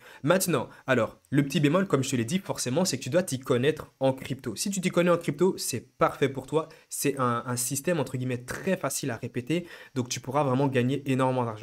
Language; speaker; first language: French; native; French